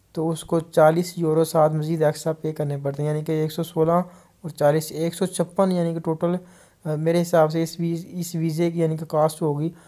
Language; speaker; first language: Urdu; non-native, local second language; Punjabi